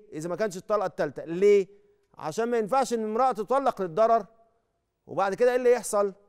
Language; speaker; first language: Arabic; native; Arabic